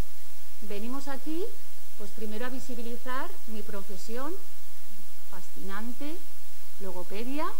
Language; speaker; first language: Spanish; native; Spanish